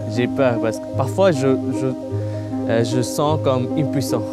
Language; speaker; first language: French; non-native, learner; Bangla